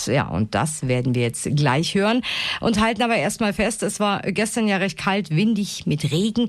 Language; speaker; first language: German; native; German